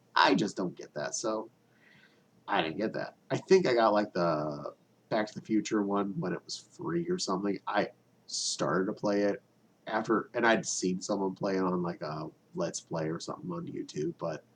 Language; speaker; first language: English; native; English